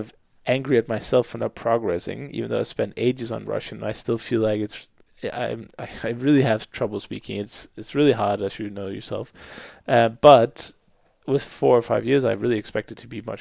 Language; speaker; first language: English; non-native, fluent; Danish